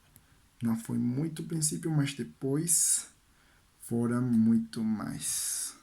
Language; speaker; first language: Portuguese; non-native, learner; Spanish